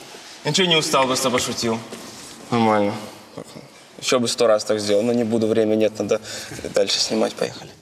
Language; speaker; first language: Russian; native; Russian